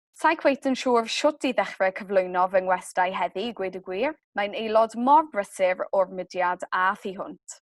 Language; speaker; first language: Welsh; native; Welsh